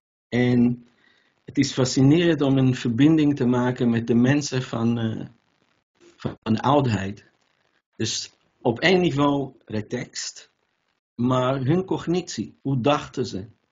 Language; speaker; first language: Dutch; native; Dutch